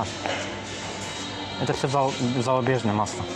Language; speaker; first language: Russian; non-native, learner; Azerbaijani